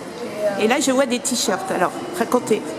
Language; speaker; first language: French; native; French